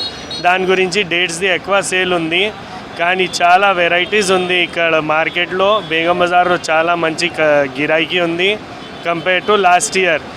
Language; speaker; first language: Telugu; non-native, local second language; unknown